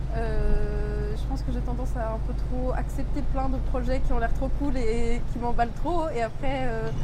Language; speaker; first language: French; native; French